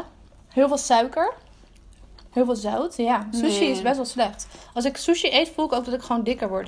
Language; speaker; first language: Dutch; native; Dutch